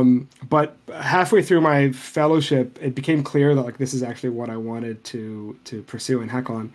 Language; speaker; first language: English; non-native, fluent; Arabic